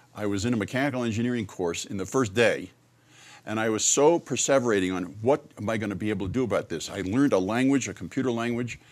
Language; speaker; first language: English; native; English